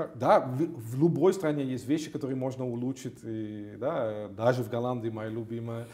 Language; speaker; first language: Russian; non-native, fluent; Dutch